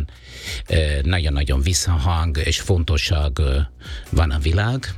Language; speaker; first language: Hungarian; non-native, fluent; Italian